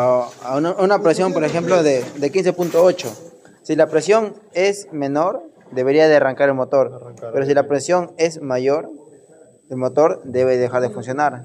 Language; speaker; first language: Spanish; native; Spanish